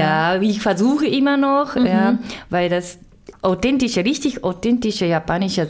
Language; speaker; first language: German; non-native, learner; Japanese